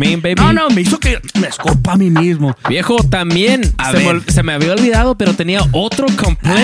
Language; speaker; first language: Spanish; early bilingual, other home language; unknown